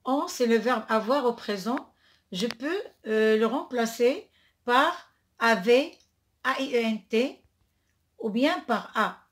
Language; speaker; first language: French; non-native, local second language; Arabic